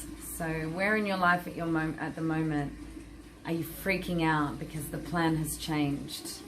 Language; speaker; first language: English; native; English